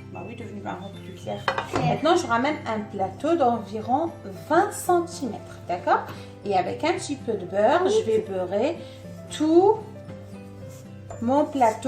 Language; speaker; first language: French; non-native, local second language; Arabic